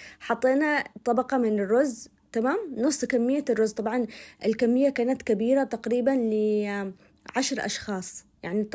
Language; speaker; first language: Arabic; native; Arabic